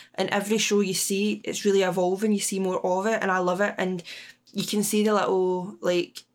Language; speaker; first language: English; native; English